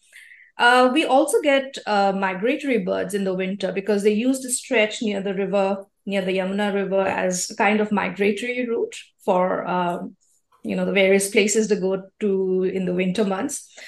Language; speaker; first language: English; non-native, local second language; Assamese